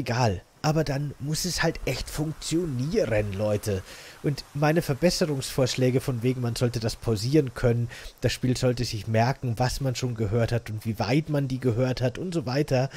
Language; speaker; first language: German; native; German